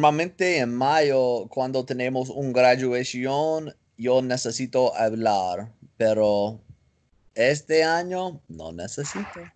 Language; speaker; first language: Spanish; non-native, learner; English